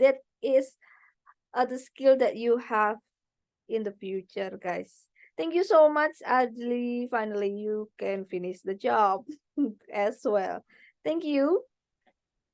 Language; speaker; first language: English; non-native, learner; Indonesian